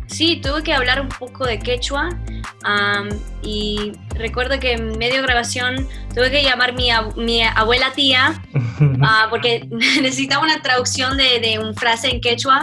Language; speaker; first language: Spanish; early bilingual, heritage; Spanish